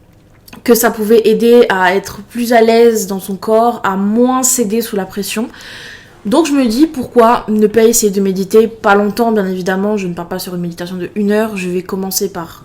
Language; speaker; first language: French; native; French